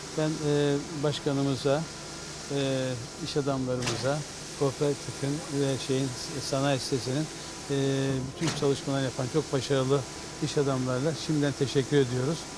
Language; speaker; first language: Turkish; native; Turkish